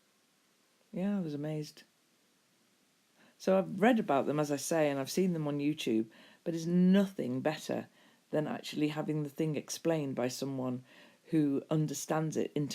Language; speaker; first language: English; native; English